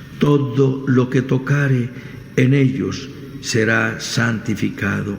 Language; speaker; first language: Spanish; native; Spanish